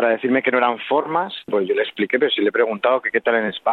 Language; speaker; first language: Spanish; native; Spanish